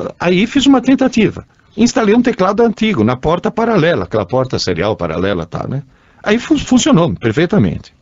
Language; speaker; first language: Portuguese; non-native, fluent; Italian